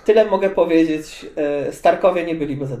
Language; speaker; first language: Polish; native; Polish